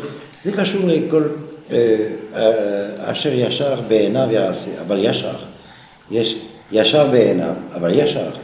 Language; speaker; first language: Hebrew; non-native, fluent; French